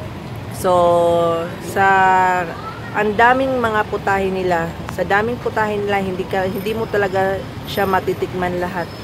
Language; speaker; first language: Filipino; non-native, local second language; Cebuano